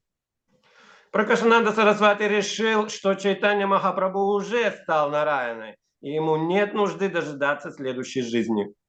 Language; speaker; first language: Russian; native; Russian